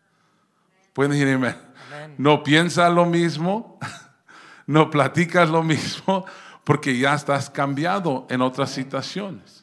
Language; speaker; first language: Spanish; early bilingual, heritage; Spanish